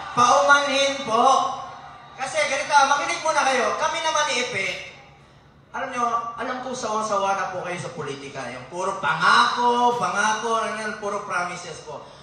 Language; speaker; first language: Filipino; native; Filipino